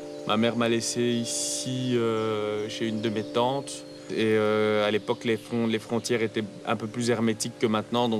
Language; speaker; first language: French; early bilingual, other home language; Lingala